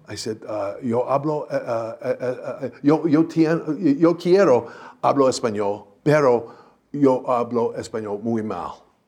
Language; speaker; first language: Spanish; non-native, learner; English